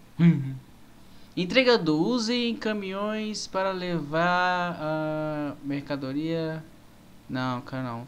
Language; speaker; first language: Portuguese; native; Portuguese